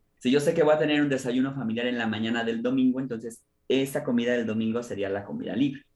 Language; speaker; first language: Spanish; native; Spanish